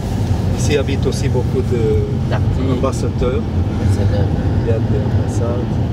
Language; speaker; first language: French; non-native, fluent; Portuguese